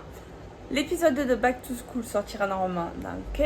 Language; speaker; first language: French; native; French